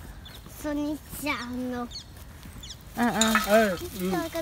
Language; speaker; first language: Italian; early bilingual, other home language; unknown